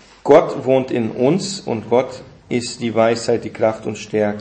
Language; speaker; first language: German; non-native, fluent; Portuguese